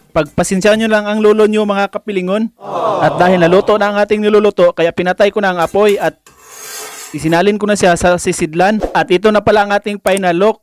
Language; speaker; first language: Filipino; non-native, local second language; Cebuano